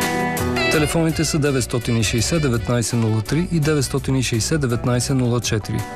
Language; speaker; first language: Bulgarian; native; Bulgarian